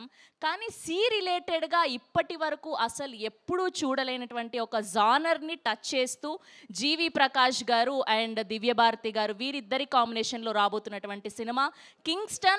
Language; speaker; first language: Telugu; native; Telugu